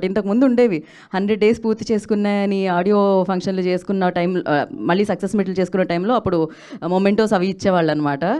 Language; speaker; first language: Telugu; native; Telugu